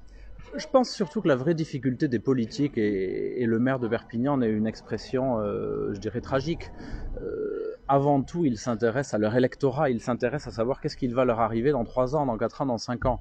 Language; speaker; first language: French; native; French